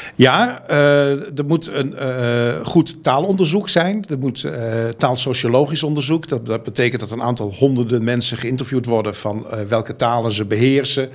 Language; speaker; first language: Dutch; non-native, local second language; Western Frisian